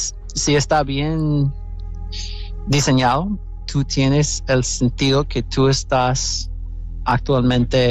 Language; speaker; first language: Spanish; non-native, fluent; English